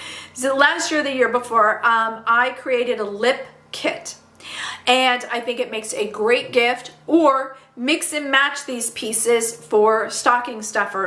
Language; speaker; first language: English; native; English